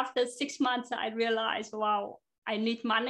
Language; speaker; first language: English; non-native, fluent; Vietnamese